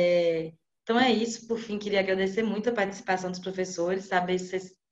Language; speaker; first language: Portuguese; native; Portuguese